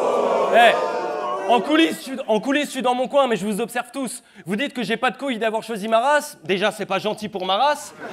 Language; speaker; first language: French; native; French